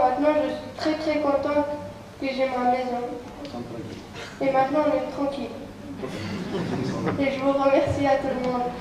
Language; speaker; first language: French; early bilingual, other home language; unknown